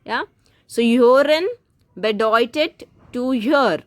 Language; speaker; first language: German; non-native, fluent; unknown